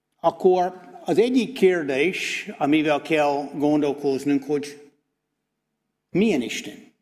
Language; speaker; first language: Hungarian; non-native, fluent; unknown